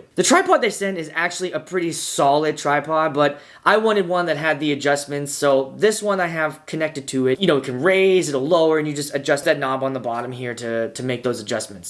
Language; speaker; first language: English; native; English